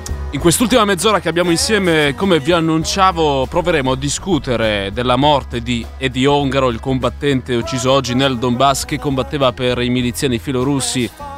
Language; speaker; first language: Italian; native; Italian